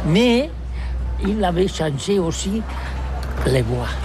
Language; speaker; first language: French; non-native, learner; Catalan